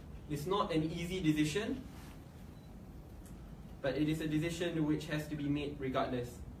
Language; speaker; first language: English; non-native, local second language; Malay